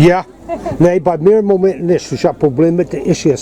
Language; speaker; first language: German; non-native, fluent; English